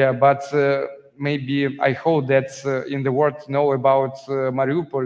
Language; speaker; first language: English; non-native, learner; Ukrainian